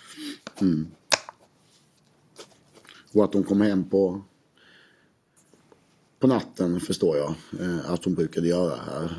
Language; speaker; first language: Swedish; native; Swedish